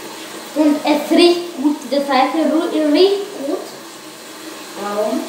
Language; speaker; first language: German; non-native, learner; Bulgarian